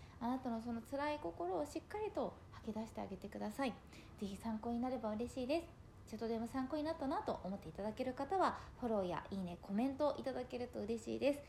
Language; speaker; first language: Japanese; native; Japanese